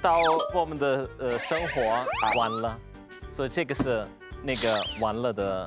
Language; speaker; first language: Chinese; non-native, learner; German